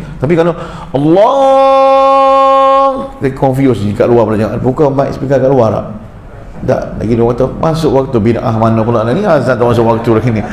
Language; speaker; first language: Malay; early bilingual, heritage; Malay